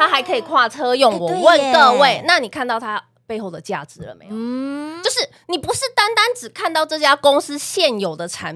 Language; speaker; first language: Chinese; native; Chinese